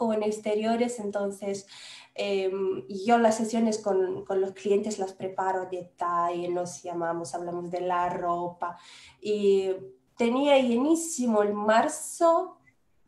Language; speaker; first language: Spanish; non-native, fluent; Romanian